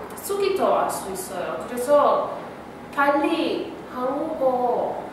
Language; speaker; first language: Korean; non-native, learner; Italian